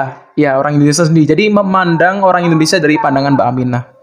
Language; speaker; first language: Indonesian; native; Indonesian